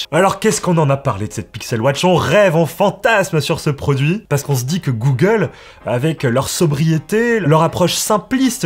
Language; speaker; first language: French; native; French